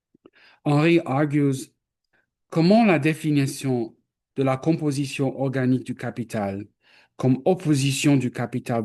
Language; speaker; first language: French; non-native, fluent; English